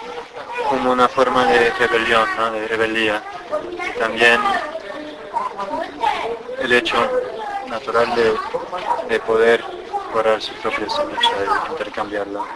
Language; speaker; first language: Spanish; non-native, fluent; English